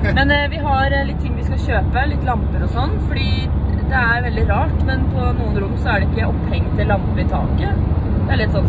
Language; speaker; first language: Norwegian; native; Norwegian